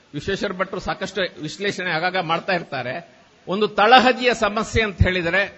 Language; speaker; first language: Kannada; native; Kannada